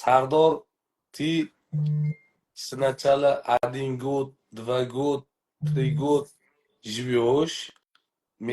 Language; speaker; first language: Russian; non-native, learner; Uzbek